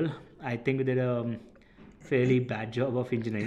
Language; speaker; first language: English; non-native, local second language; Hindi